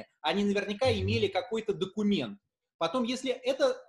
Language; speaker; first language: Russian; native; Russian